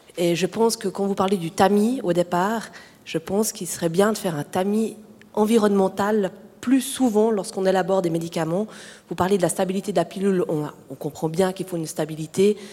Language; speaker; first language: French; native; French